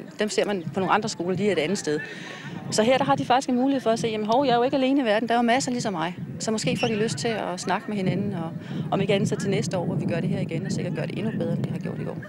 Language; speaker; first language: Danish; native; Danish